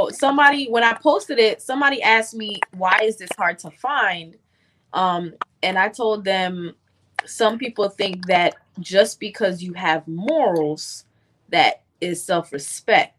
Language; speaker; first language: English; native; English